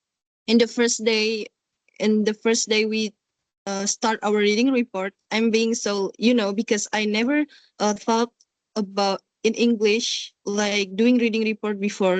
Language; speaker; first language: English; non-native, learner; Indonesian